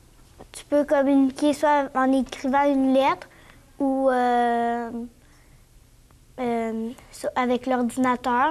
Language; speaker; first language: French; native; French